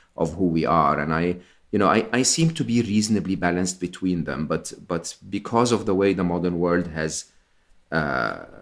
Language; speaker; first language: English; non-native, fluent; Arabic